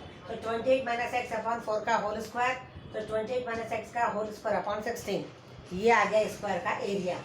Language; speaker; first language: Hindi; native; Hindi